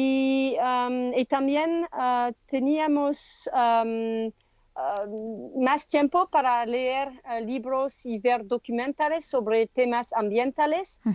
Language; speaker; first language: Spanish; non-native, learner; French